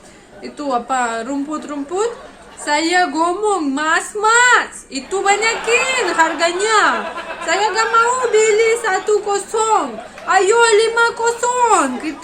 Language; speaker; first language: Indonesian; non-native, learner; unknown